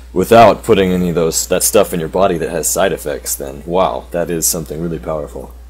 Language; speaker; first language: English; native; English